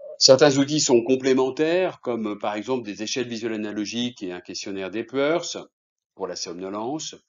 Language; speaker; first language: French; native; French